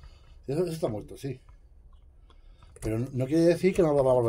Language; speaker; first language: Spanish; native; Spanish